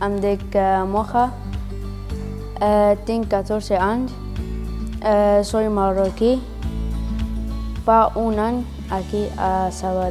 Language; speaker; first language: Catalan; non-native, learner; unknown